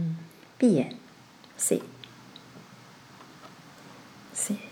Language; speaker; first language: Spanish; non-native, learner; Chinese